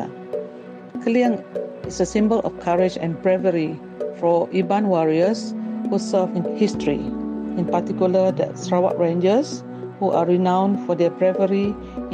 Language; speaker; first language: English; non-native, local second language; Iban